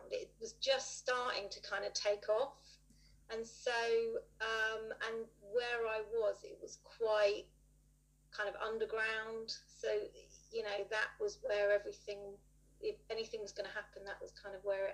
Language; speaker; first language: English; native; English